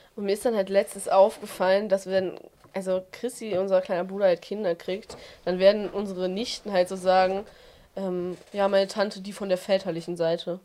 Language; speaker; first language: German; native; German